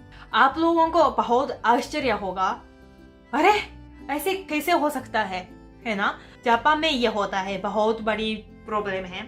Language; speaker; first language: Hindi; non-native, fluent; Japanese